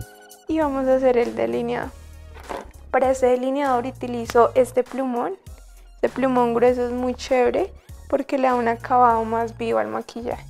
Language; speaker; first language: Spanish; native; Spanish